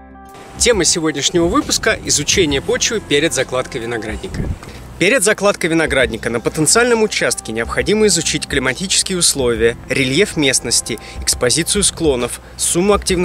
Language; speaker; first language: Russian; native; Russian